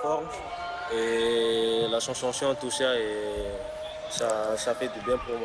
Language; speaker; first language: French; non-native, local second language; Malagasy